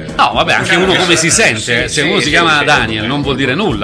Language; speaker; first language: Italian; native; Italian